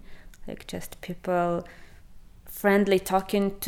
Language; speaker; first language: English; non-native, fluent; Ukrainian